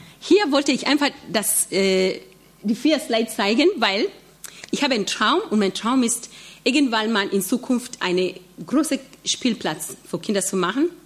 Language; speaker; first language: German; non-native, fluent; Swahili